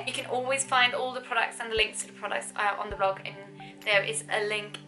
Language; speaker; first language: English; non-native, fluent; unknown